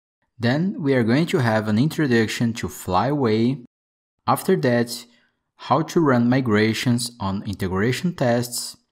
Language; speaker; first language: English; non-native, fluent; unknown